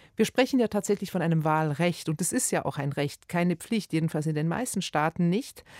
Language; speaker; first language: German; native; German